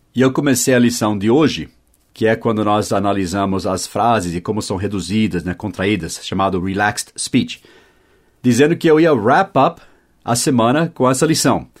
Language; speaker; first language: Portuguese; non-native, fluent; English